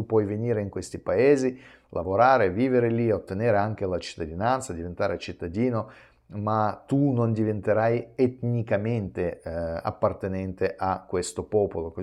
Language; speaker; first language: Italian; non-native, fluent; Russian